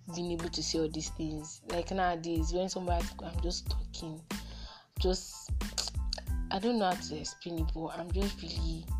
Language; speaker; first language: English; non-native, local second language; Yoruba